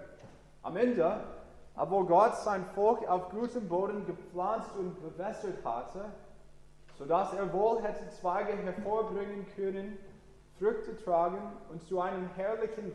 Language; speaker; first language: German; non-native, fluent; English